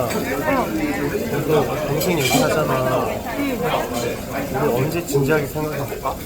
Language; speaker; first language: Korean; native; Korean